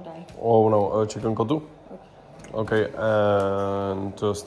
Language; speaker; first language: English; non-native, learner; Czech